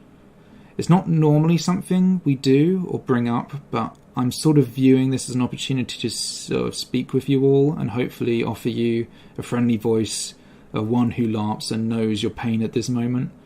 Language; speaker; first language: English; native; English